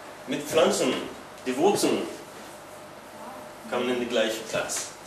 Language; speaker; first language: German; non-native, learner; French